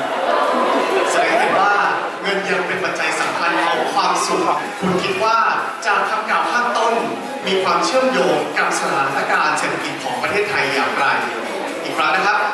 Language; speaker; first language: Thai; native; Thai